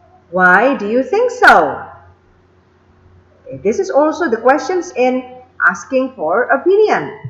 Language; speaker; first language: English; non-native, fluent; Indonesian